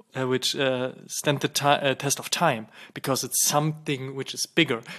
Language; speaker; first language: English; non-native, fluent; German